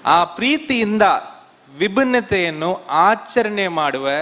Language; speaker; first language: Kannada; non-native, local second language; Tamil